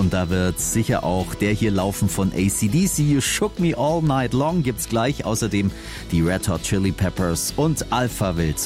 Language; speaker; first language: German; native; German